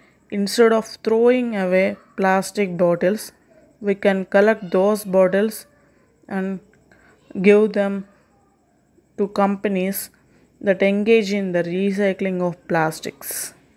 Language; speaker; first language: English; non-native, local second language; Telugu